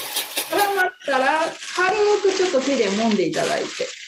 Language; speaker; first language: Japanese; native; Japanese